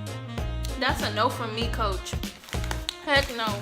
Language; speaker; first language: English; native; English